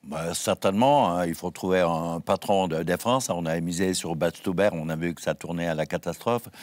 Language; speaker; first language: French; native; French